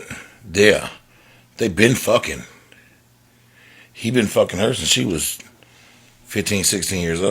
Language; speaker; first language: English; native; English